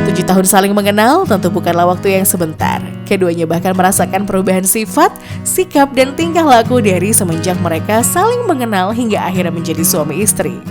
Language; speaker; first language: Indonesian; native; Indonesian